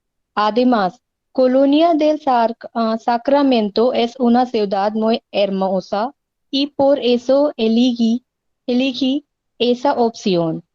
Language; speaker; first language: Spanish; non-native, learner; Hindi